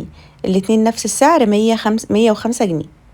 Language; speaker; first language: Arabic; native; Arabic